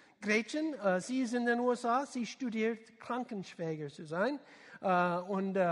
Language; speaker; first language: German; non-native, learner; English